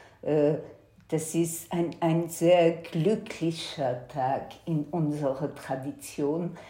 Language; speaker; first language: German; non-native, fluent; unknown